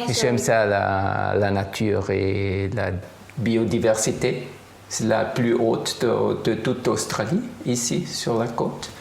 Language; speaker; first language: French; non-native, fluent; German